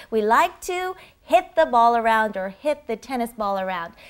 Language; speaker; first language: English; native; English